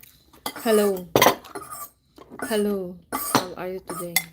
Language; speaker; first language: English; non-native, local second language; Bikol